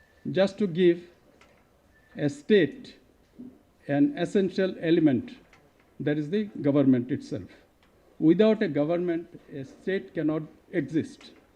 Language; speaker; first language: English; non-native, local second language; Bangla